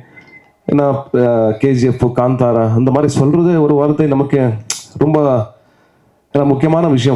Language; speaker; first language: Tamil; non-native, local second language; Kannada